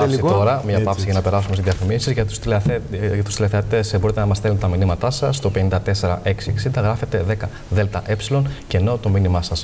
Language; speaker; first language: Greek; native; Greek